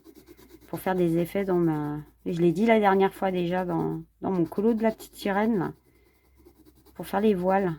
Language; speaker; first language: French; native; French